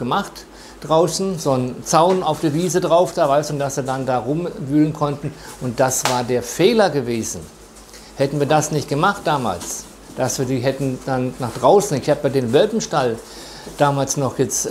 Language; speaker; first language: German; non-native, fluent; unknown